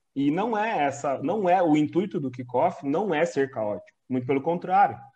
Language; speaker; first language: Portuguese; native; Portuguese